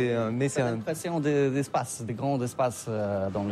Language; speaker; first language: French; non-native, learner; Polish